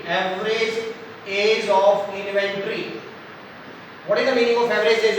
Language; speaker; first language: English; non-native, local second language; Hindi